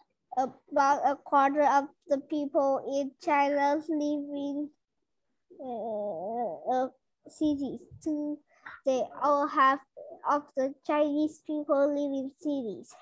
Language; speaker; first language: English; non-native, learner; Vietnamese